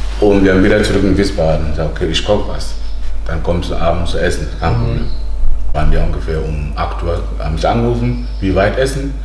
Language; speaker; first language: German; non-native, learner; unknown